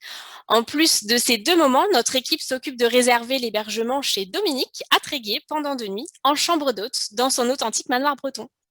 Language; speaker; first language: French; native; French